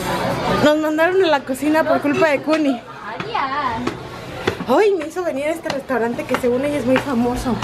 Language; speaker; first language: Spanish; native; Spanish